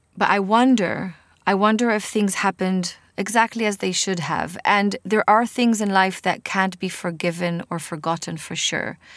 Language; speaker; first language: English; non-native, fluent; Hebrew